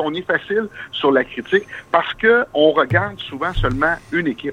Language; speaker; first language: French; native; French